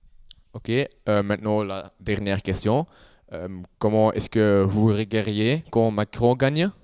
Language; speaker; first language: French; non-native, local second language; Dutch